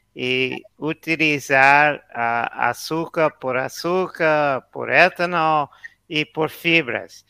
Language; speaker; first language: Portuguese; non-native, learner; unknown